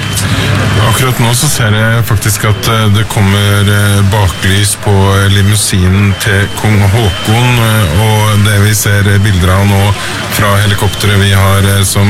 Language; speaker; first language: Norwegian; native; Norwegian